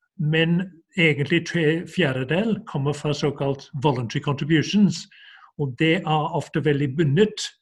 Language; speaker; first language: Norwegian; non-native, fluent; English